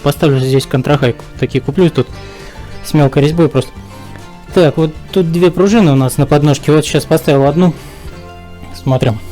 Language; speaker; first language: Russian; native; Russian